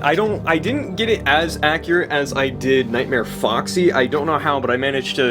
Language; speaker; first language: English; native; English